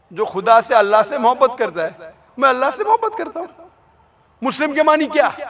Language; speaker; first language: Hindi; non-native, local second language; Konkani